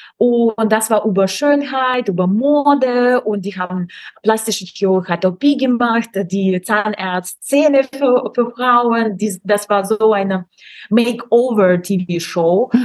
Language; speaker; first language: German; non-native, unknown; Russian